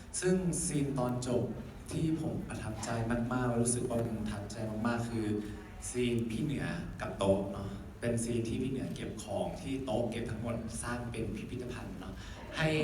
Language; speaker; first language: Thai; native; Thai